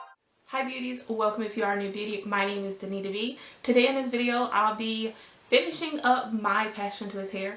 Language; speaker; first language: English; native; English